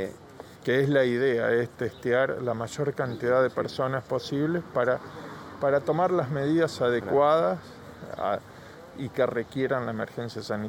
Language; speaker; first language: Spanish; native; Spanish